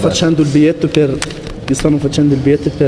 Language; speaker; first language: Italian; non-native, learner; Arabic